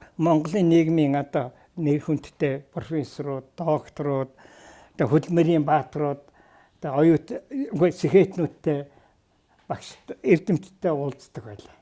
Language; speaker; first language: Mongolian; native; Mongolian